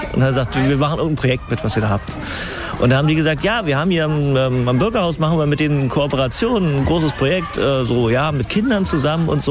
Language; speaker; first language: German; native; German